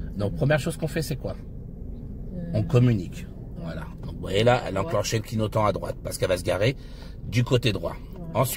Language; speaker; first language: French; native; French